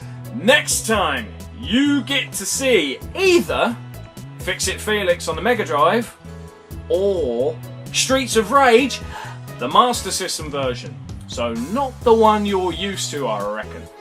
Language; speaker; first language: English; native; English